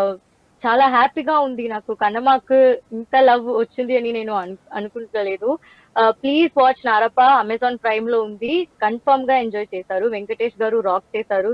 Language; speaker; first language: Telugu; non-native, learner; Tamil